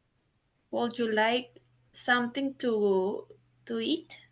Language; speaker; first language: English; non-native, learner; Spanish